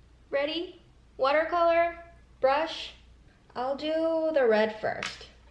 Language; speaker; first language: English; early bilingual, other home language; Korean